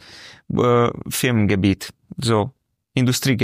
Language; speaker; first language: German; non-native, learner; Romanian